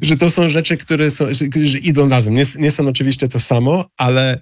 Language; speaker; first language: Polish; non-native, fluent; English